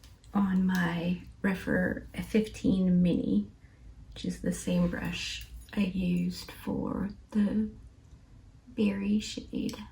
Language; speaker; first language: English; native; English